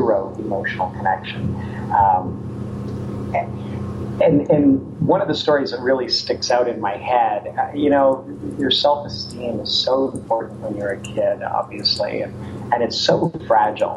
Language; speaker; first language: English; native; English